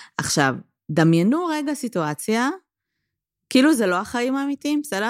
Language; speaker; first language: Hebrew; native; Hebrew